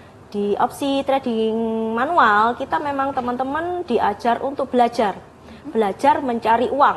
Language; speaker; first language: Indonesian; native; Indonesian